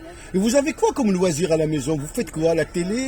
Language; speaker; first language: French; native; French